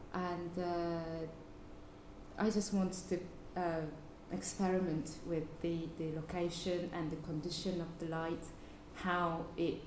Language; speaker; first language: English; non-native, fluent; Japanese